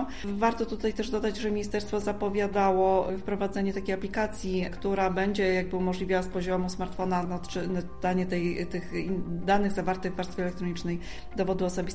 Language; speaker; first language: Polish; native; Polish